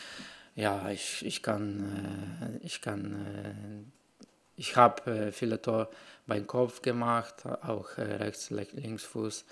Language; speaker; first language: German; non-native, learner; Polish